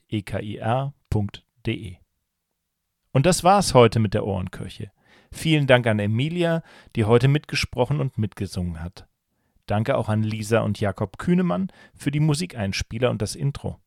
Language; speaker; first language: German; native; German